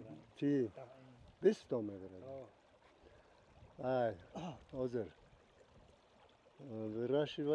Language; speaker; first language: Russian; non-native, local second language; Tajik